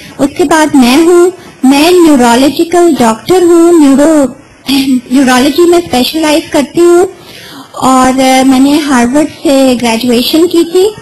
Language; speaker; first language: Urdu; native; Urdu